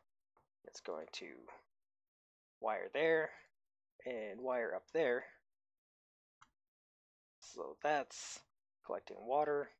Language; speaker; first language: English; native; English